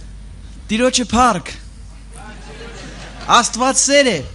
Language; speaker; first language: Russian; non-native, fluent; Armenian